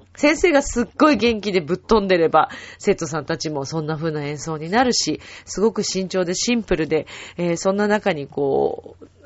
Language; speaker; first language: Japanese; native; Japanese